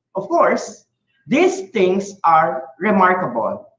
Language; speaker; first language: English; non-native, local second language; Filipino